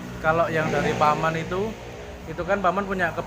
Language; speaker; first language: Indonesian; native; Indonesian